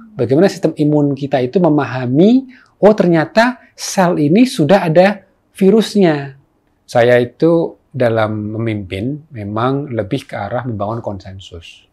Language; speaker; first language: Indonesian; native; Indonesian